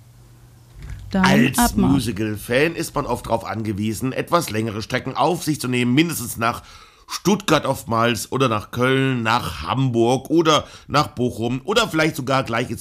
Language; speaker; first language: German; native; German